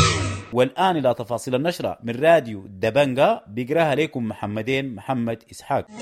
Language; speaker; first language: Arabic; native; Arabic